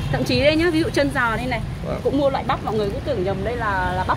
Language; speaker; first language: Vietnamese; native; Vietnamese